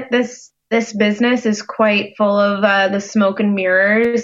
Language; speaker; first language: English; native; English